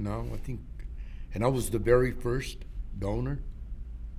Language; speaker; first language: English; native; English